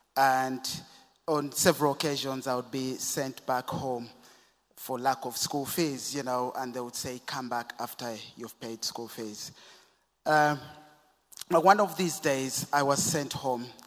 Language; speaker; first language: English; non-native, local second language; Ganda